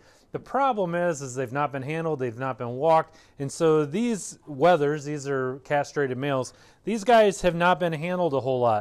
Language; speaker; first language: English; native; English